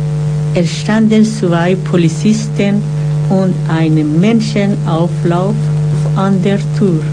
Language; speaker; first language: German; non-native, fluent; Persian